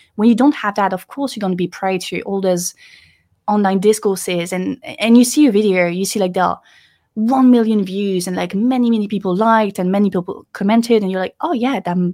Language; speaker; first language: English; non-native, fluent; French